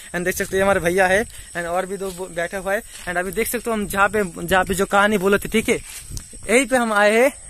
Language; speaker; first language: Hindi; non-native, local second language; Bangla